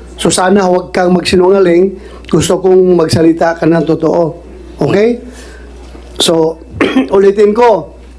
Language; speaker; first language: Filipino; non-native, local second language; Cebuano